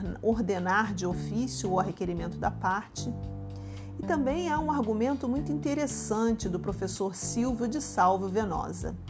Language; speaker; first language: Portuguese; native; Portuguese